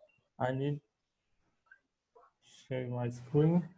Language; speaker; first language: English; non-native, learner; Portuguese